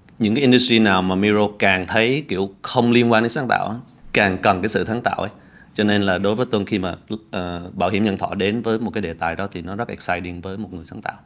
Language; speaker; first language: Vietnamese; early bilingual, heritage; Vietnamese